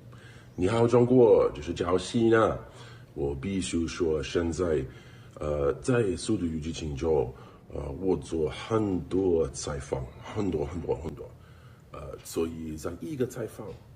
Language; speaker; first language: Chinese; non-native, learner; English